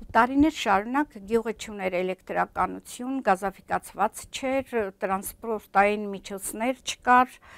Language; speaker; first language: Armenian; native; Armenian